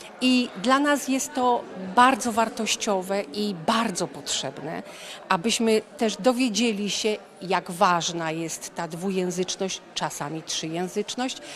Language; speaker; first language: Polish; native; Polish